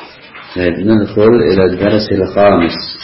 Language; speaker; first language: Arabic; non-native, fluent; Indonesian